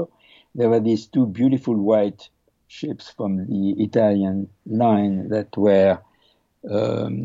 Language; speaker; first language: English; non-native, fluent; French